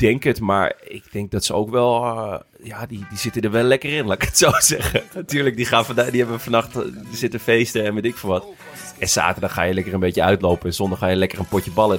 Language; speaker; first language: Dutch; native; Dutch